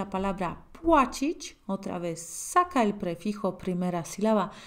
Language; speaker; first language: Spanish; non-native, fluent; Polish